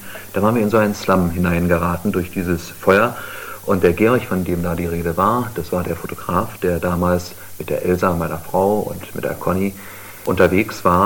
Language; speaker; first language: German; native; German